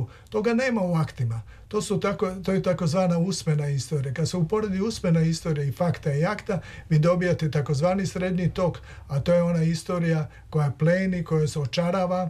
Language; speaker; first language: Serbian; native; Serbian